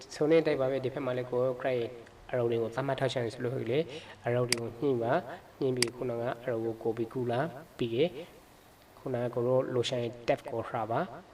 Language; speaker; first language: Burmese; native; Burmese